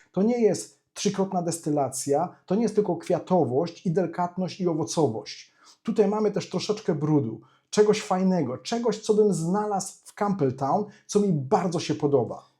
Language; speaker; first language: Polish; native; Polish